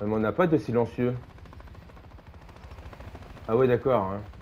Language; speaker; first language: French; native; French